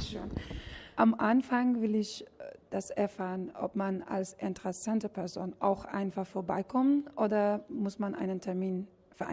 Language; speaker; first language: German; non-native, fluent; Pashto